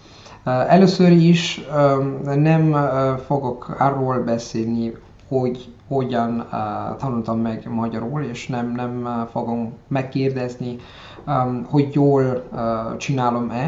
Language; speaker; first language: Hungarian; non-native, learner; Italian